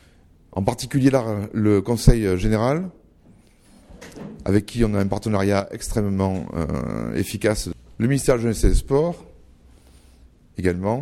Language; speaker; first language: French; native; French